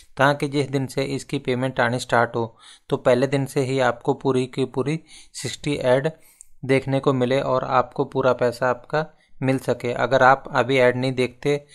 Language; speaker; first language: Hindi; non-native, local second language; Punjabi